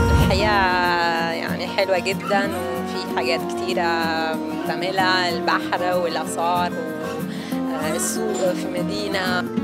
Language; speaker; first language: Arabic; non-native, fluent; Italian